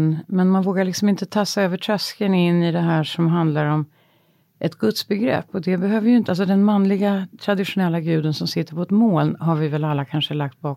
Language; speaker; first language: Swedish; native; Swedish